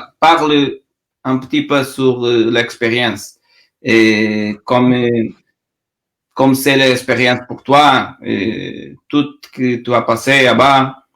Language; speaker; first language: French; non-native, learner; Portuguese